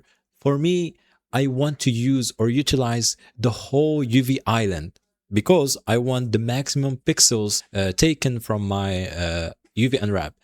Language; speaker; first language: English; non-native, fluent; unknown